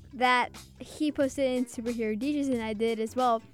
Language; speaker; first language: English; early bilingual, other home language; Azerbaijani